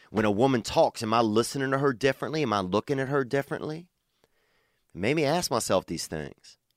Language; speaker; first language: English; native; English